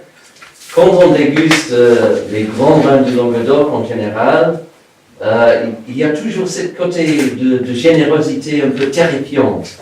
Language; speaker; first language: French; non-native, fluent; English